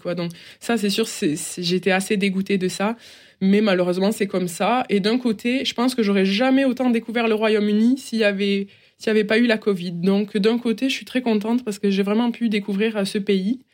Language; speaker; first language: French; native; French